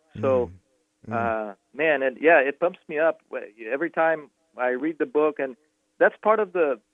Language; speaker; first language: English; non-native, fluent; Portuguese